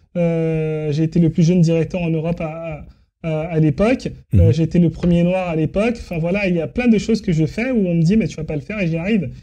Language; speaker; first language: French; early bilingual, other home language; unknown